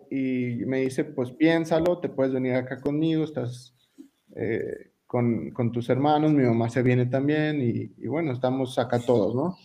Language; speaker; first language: Spanish; native; Spanish